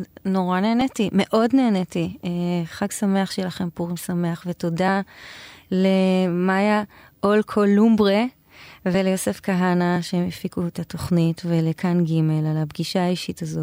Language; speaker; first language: Hebrew; native; Hebrew